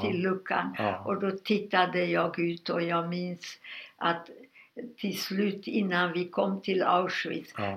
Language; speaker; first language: Swedish; non-native, fluent; Hungarian